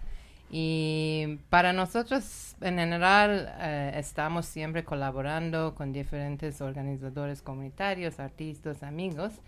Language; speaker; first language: Spanish; non-native, learner; Persian